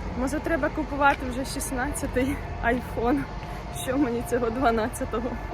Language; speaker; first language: Ukrainian; native; Ukrainian